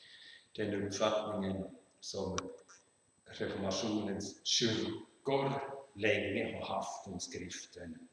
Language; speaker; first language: Swedish; non-native, fluent; German